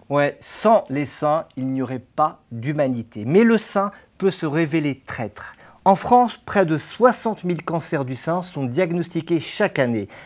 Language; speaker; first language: French; native; French